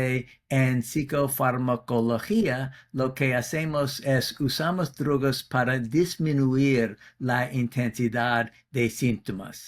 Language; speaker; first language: Spanish; non-native, fluent; English